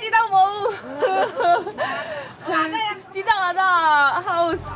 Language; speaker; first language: Indonesian; non-native, learner; Korean